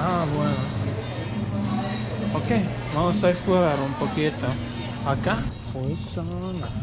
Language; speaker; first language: Spanish; non-native, learner; Croatian